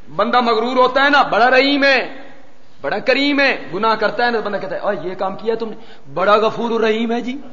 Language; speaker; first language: Urdu; non-native, local second language; Punjabi